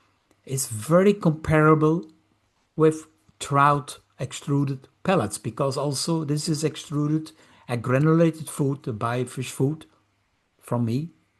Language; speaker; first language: English; non-native, fluent; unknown